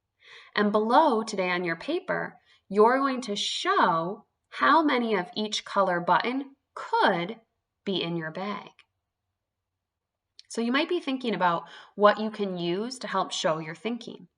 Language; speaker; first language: English; native; English